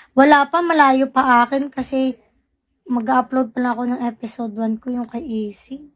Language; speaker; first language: Filipino; non-native, local second language; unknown